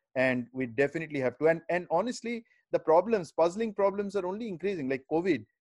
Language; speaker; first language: English; non-native, local second language; Bangla